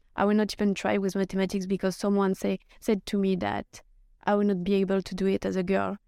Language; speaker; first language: English; non-native, fluent; Norwegian